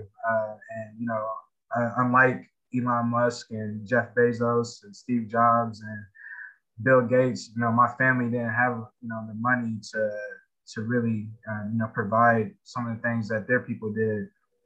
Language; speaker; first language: English; native; English